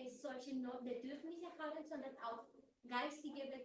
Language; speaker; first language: German; non-native, fluent; Spanish